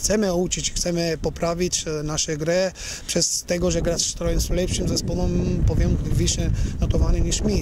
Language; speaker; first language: Polish; non-native, learner; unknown